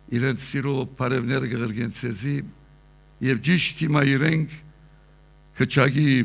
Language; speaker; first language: Armenian; early bilingual, heritage; Armenian